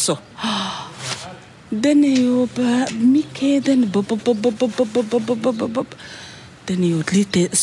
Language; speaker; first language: Swedish; non-native, learner; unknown